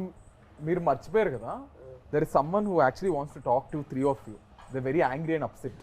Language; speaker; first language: Telugu; native; Telugu